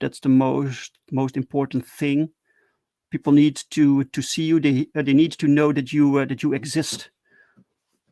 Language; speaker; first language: English; non-native, fluent; Dutch